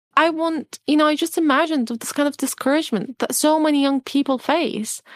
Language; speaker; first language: English; non-native, fluent; Arabic